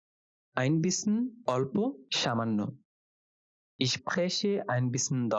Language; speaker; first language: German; non-native, fluent; Bangla